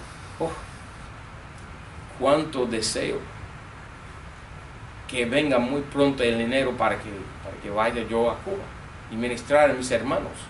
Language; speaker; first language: Spanish; non-native, fluent; English